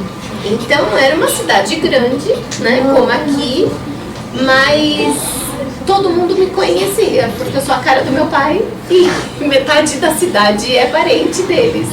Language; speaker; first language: Portuguese; early bilingual, other home language; Spanish